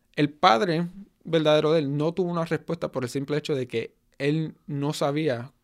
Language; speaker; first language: Spanish; early bilingual, heritage; Spanish